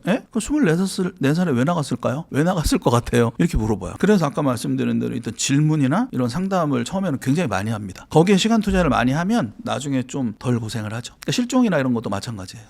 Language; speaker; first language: Korean; native; Korean